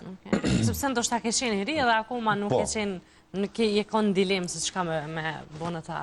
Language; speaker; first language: Albanian; native; Albanian